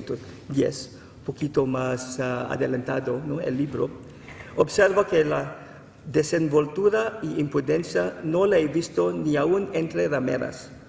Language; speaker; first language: Spanish; non-native, fluent; Filipino